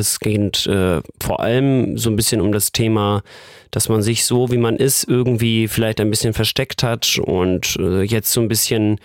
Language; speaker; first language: German; native; German